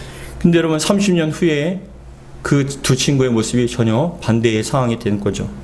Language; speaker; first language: Korean; native; Korean